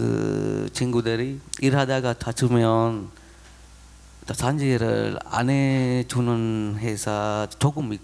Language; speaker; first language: Korean; non-native, learner; Sinhala